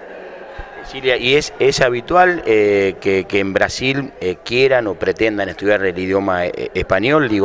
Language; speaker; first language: Spanish; native; Spanish